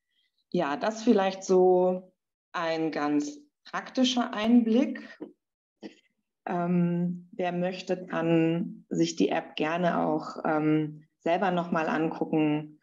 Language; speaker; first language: German; native; German